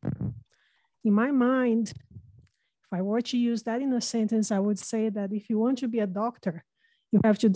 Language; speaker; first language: English; non-native, fluent; Portuguese